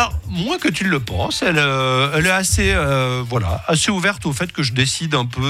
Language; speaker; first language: French; native; French